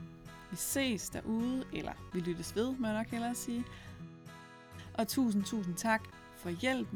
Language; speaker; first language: Danish; native; Danish